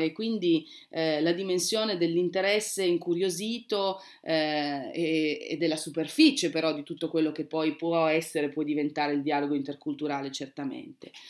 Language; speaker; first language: Italian; native; Italian